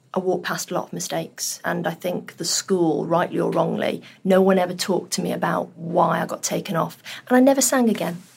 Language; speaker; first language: English; early bilingual, other home language; Urdu